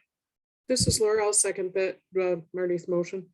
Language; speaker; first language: English; native; English